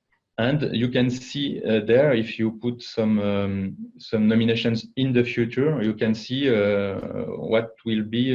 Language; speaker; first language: English; non-native, fluent; French